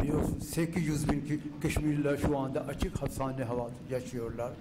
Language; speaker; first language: Turkish; non-native, fluent; Urdu